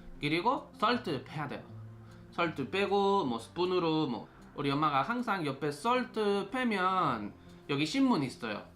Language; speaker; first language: Korean; non-native, fluent; Spanish